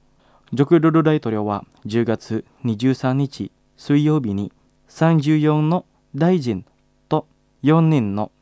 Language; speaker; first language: Japanese; non-native, fluent; Indonesian